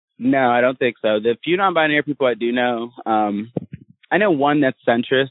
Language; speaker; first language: English; native; English